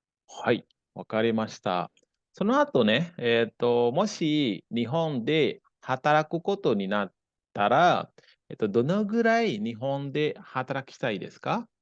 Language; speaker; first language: Japanese; non-native, fluent; Indonesian